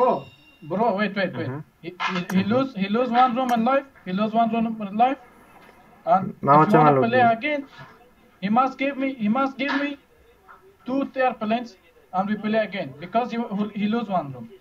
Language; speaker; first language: English; non-native, learner; Uzbek